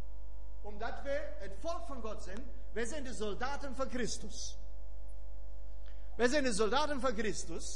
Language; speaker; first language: Dutch; non-native, fluent; German